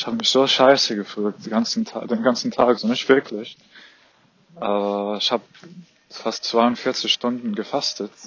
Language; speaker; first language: German; non-native, fluent; Arabic